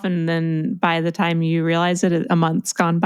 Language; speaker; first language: English; native; English